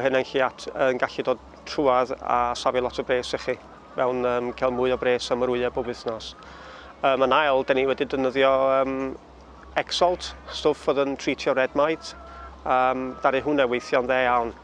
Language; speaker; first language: Welsh; native; Welsh